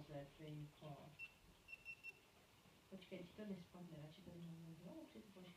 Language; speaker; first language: Czech; native; Czech